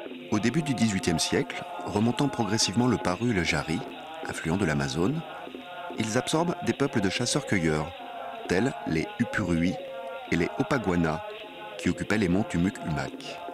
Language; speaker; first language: French; native; French